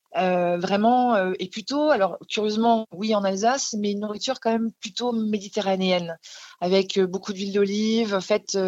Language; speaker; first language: French; native; French